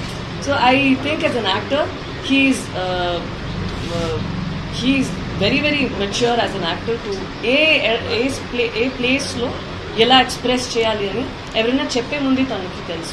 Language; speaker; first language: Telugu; non-native, learner; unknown